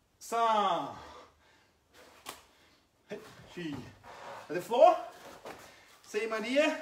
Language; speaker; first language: English; non-native, learner; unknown